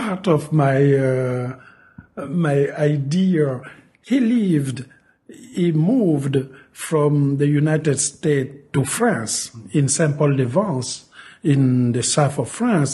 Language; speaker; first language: English; non-native, fluent; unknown